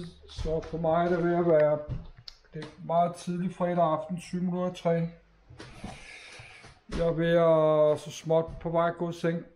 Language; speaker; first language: Danish; native; Danish